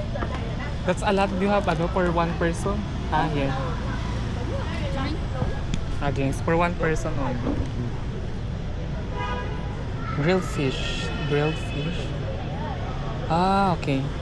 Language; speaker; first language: English; non-native, learner; Filipino